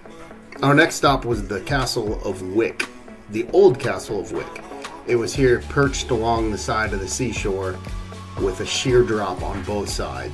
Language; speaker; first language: English; native; English